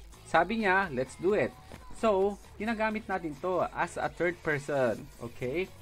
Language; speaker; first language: English; non-native, local second language; Filipino